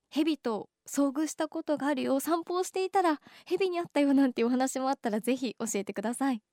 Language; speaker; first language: Japanese; native; Japanese